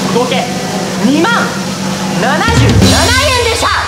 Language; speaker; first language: Japanese; native; Japanese